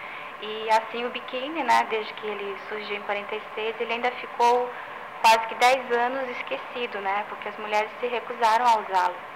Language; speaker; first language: Portuguese; native; Portuguese